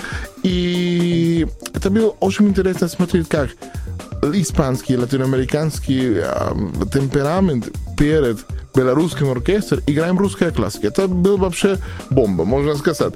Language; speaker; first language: Russian; non-native, learner; Spanish